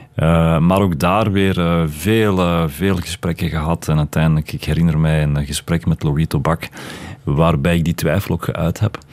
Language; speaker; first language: Dutch; early bilingual, other home language; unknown